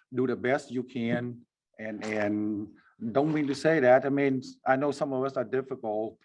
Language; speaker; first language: English; non-native, fluent; Vietnamese